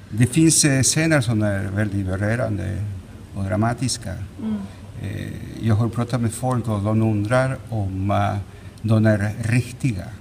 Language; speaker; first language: Swedish; non-native, fluent; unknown